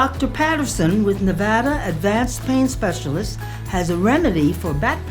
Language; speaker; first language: English; native; English